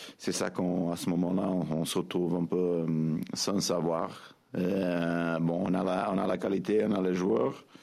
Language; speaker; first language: French; non-native, fluent; Portuguese